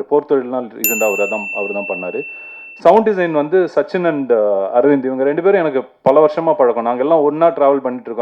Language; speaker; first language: Tamil; native; Tamil